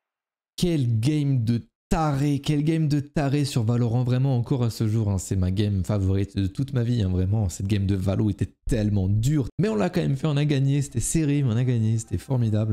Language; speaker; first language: French; native; French